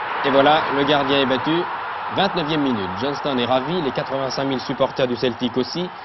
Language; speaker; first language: French; native; French